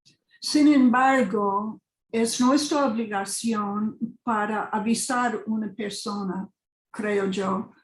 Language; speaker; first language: Spanish; non-native, fluent; English